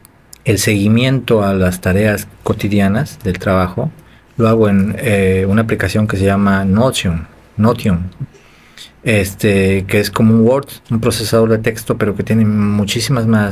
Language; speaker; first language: Spanish; native; Spanish